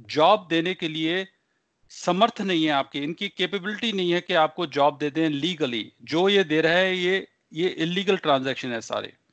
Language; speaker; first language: Hindi; non-native, local second language; Punjabi